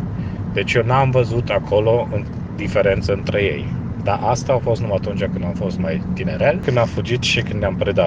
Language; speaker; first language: Romanian; non-native, local second language; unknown